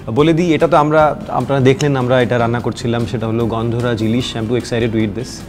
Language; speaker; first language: Bangla; early bilingual, heritage; Bangla